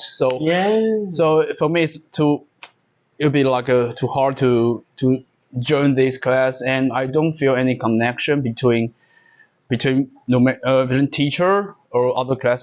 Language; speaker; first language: English; non-native, learner; Chinese